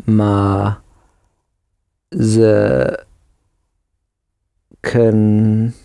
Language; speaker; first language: Dutch; non-native, learner; English